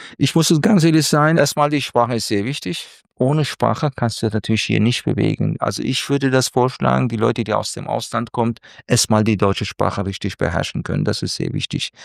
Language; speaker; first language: German; non-native, fluent; Turkish